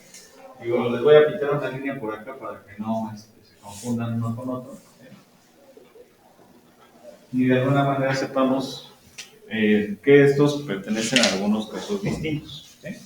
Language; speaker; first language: Spanish; native; Spanish